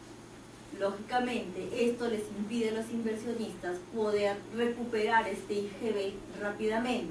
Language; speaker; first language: Spanish; native; Spanish